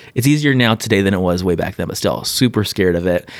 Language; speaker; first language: English; native; English